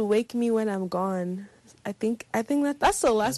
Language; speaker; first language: English; non-native, local second language; Igbo